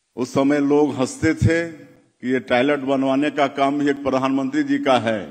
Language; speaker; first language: Hindi; native; Hindi